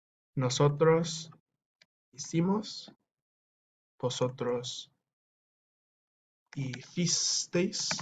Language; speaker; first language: Spanish; non-native, fluent; English